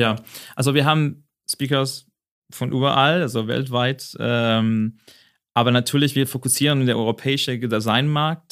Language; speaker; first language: German; non-native, fluent; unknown